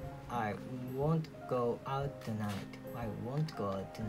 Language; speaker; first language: English; non-native, learner; Japanese